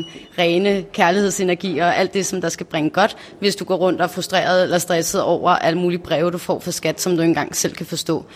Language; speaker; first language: Danish; native; Danish